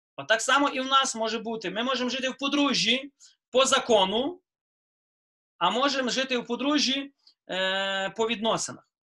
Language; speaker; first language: Ukrainian; native; Ukrainian